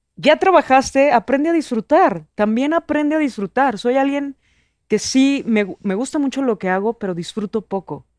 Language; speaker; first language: Spanish; native; Spanish